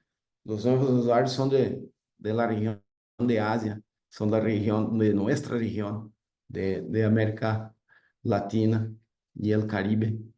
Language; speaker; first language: Spanish; non-native, fluent; Portuguese